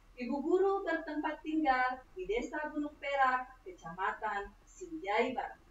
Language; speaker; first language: Indonesian; native; Indonesian